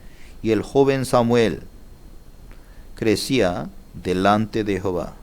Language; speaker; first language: Spanish; non-native, learner; Korean